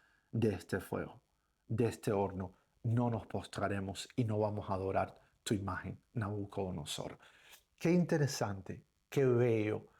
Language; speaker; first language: Spanish; native; Spanish